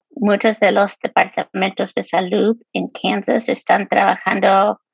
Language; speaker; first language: Spanish; early bilingual, heritage; Spanish